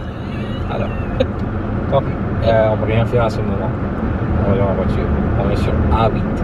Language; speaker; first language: French; non-native, learner; English